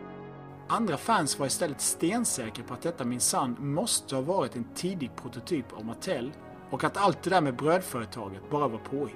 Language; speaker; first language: Swedish; native; Swedish